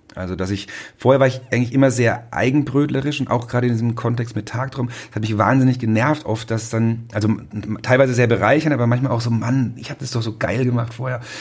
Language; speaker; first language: German; native; German